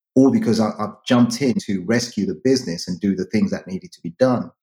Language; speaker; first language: English; native; English